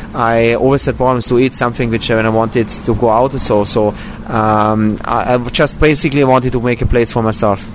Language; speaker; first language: English; non-native, fluent; German